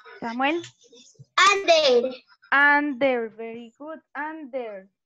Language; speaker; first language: English; non-native, learner; Spanish